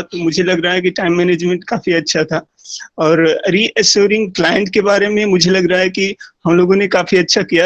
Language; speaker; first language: Hindi; native; Hindi